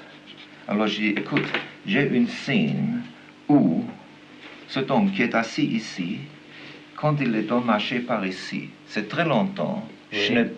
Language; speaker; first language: French; non-native, fluent; German